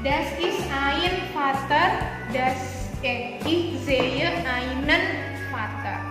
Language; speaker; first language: German; non-native, fluent; Indonesian